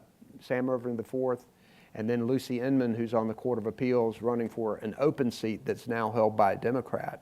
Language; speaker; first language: English; native; English